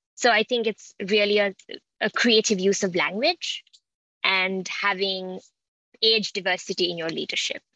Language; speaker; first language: English; non-native, local second language; Sinhala